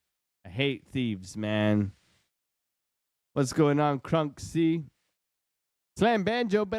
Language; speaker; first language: English; native; English